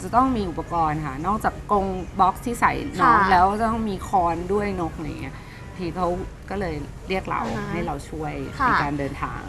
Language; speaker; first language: Thai; native; Thai